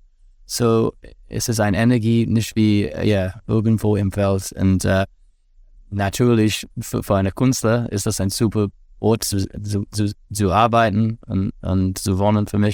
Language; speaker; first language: German; non-native, fluent; English